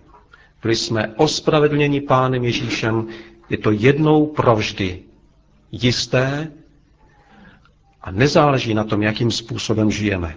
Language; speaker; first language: Czech; native; Czech